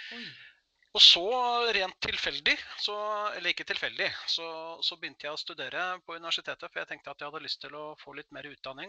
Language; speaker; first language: Norwegian; native; Norwegian